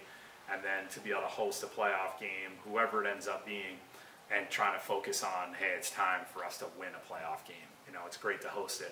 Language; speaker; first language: English; native; English